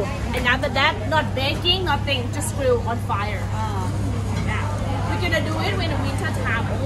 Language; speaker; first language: English; non-native, fluent; Thai